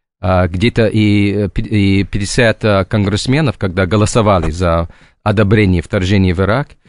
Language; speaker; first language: Russian; non-native, fluent; English